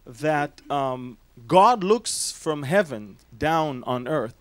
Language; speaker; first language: English; non-native, fluent; Hebrew